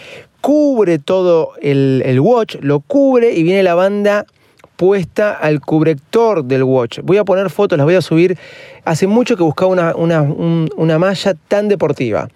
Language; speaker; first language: Spanish; native; Spanish